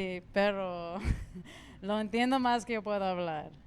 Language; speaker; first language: Spanish; early bilingual, heritage; Spanish